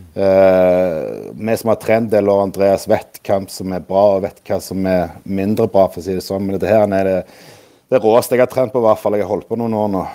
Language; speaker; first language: Norwegian; native; Norwegian